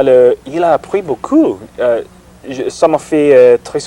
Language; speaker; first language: French; non-native, learner; English